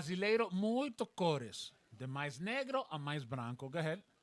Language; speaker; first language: Portuguese; non-native, learner; Spanish